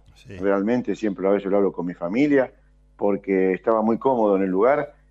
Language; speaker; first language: Spanish; native; Spanish